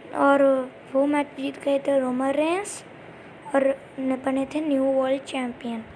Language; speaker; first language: Hindi; non-native, local second language; Punjabi